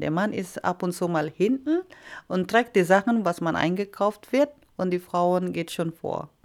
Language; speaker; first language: German; non-native, fluent; Iloko